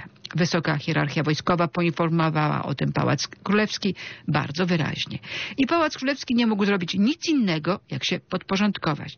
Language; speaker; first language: Polish; native; Polish